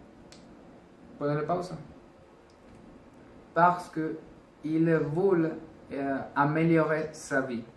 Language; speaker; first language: French; non-native, learner; Spanish